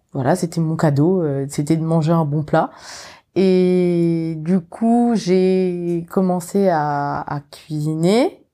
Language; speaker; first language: French; non-native, local second language; Morisyen